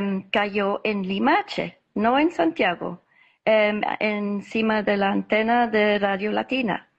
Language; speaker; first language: Spanish; non-native, fluent; English